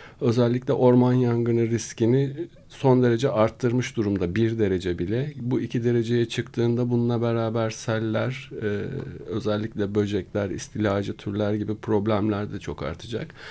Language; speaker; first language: Turkish; native; Turkish